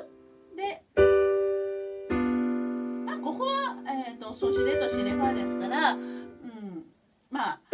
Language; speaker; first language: Japanese; native; Japanese